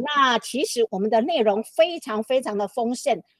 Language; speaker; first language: Chinese; native; Chinese